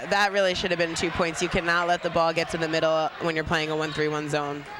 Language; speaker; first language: English; native; English